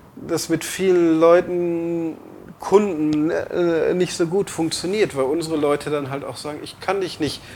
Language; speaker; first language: German; native; German